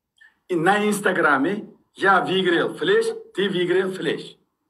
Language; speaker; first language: Russian; non-native, learner; Uzbek